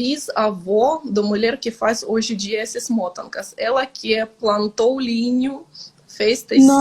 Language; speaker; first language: Portuguese; non-native, fluent; Ukrainian